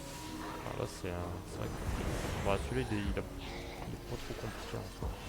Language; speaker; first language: French; native; French